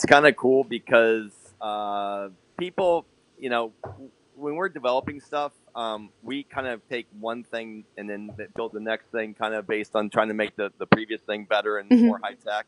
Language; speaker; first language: English; native; English